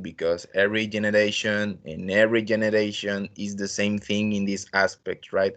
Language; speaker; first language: English; non-native, learner; Spanish